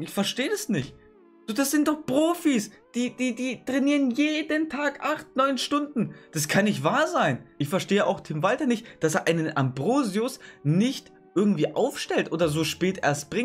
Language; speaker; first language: German; native; German